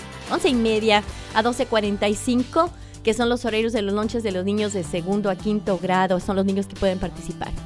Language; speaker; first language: Spanish; native; Spanish